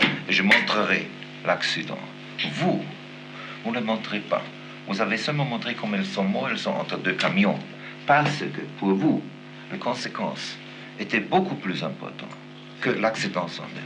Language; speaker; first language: French; non-native, fluent; German